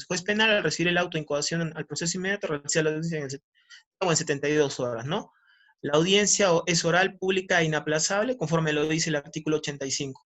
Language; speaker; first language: Spanish; native; Spanish